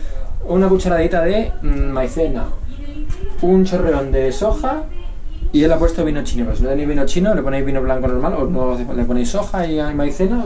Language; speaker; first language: Spanish; native; Spanish